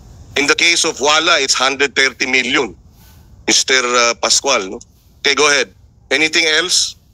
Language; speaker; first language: English; non-native, local second language; Filipino